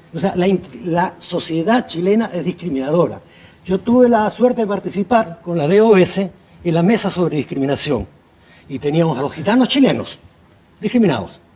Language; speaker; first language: Spanish; native; Spanish